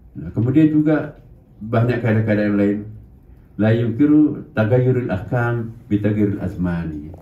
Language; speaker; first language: Indonesian; non-native, local second language; Buginese